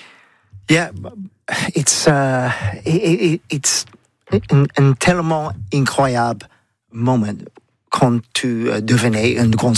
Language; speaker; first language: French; non-native, learner; English